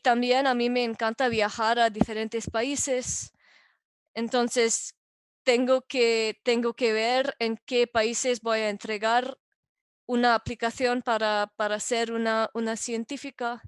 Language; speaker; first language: Spanish; non-native, fluent; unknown